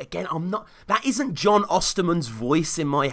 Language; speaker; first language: English; native; English